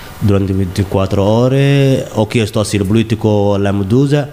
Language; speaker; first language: Italian; non-native, learner; Somali